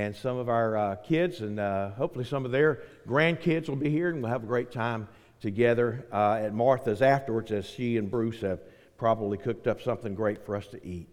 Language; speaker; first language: English; native; English